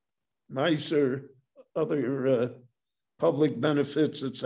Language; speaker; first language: English; native; English